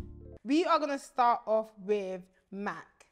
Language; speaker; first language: English; early bilingual, other home language; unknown